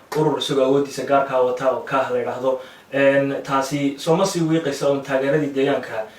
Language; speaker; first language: Somali; native; Somali